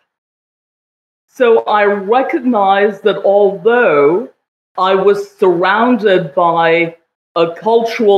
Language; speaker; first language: English; non-native, local second language; Kashmiri